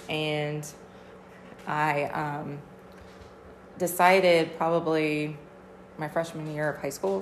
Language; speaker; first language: English; native; English